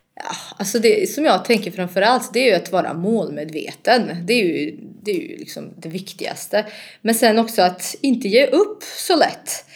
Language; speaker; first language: Swedish; non-native, fluent; Bosnian